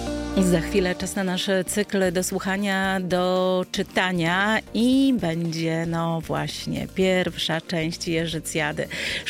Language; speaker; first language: Polish; native; Polish